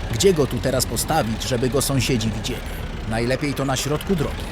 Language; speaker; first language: Polish; native; Polish